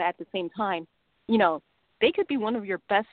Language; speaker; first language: English; non-native, local second language; Cantonese